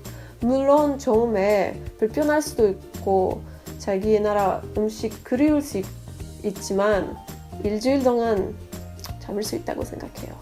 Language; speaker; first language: Korean; non-native, fluent; French